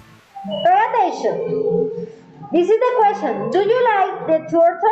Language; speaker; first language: English; non-native, learner; Spanish